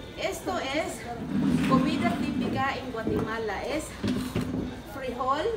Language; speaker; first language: Spanish; non-native, learner; Filipino